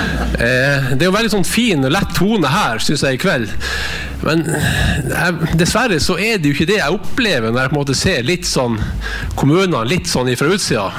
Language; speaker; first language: Norwegian; native; Norwegian